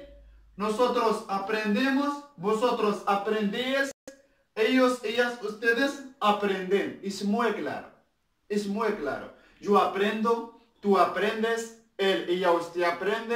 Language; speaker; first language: Spanish; non-native, fluent; Arabic